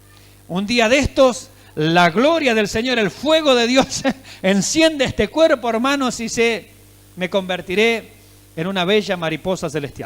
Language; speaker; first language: Spanish; native; Spanish